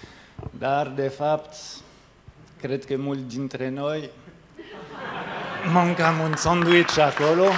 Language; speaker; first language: Romanian; non-native, fluent; French